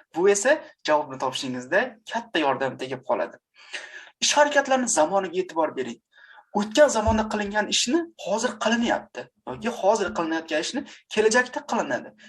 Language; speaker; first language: Uzbek; native; Uzbek